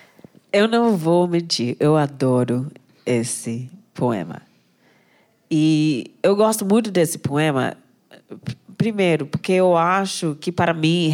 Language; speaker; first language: Portuguese; non-native, fluent; English